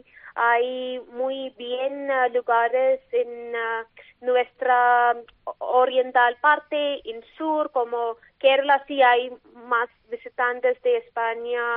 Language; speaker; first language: Spanish; non-native, learner; Malayalam